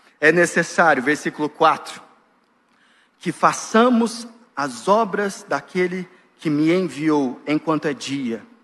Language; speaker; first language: Portuguese; native; Portuguese